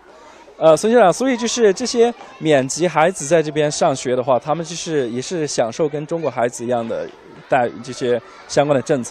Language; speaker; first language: Chinese; native; Chinese